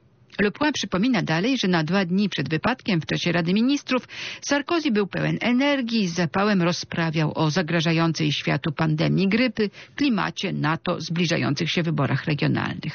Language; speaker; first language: Polish; native; Polish